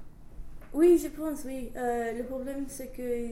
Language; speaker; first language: French; non-native, learner; English